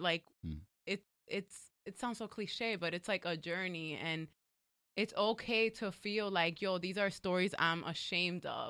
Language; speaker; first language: English; early bilingual, other home language; Spanish